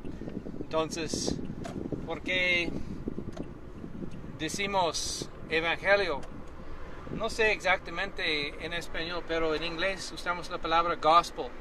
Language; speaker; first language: Spanish; non-native, learner; English